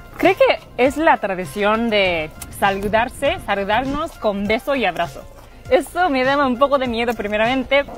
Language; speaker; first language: Spanish; non-native, fluent; Japanese